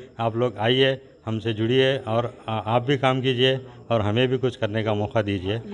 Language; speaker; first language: Hindi; non-native, local second language; Urdu